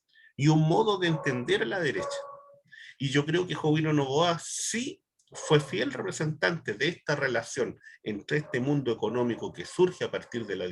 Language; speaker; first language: Spanish; native; Spanish